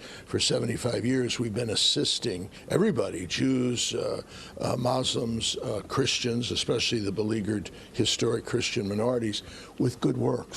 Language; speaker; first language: English; native; English